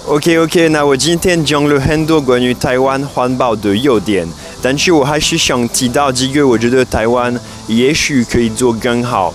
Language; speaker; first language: Chinese; non-native, fluent; French